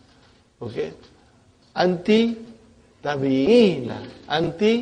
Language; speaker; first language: Arabic; non-native, fluent; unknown